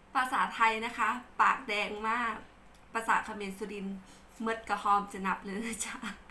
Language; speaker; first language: Thai; native; Thai